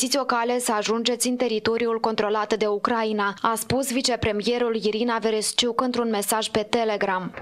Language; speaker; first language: Romanian; native; Romanian